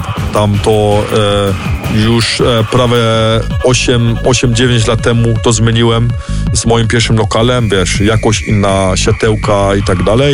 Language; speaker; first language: Polish; early bilingual, heritage; Polish